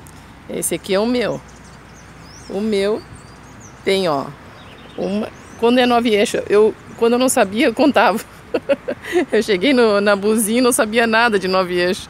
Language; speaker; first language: Portuguese; native; Portuguese